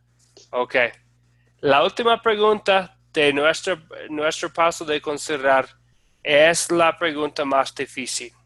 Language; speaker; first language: Spanish; non-native, fluent; English